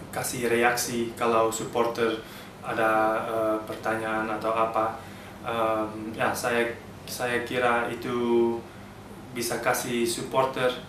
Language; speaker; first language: Indonesian; early bilingual, heritage; Dutch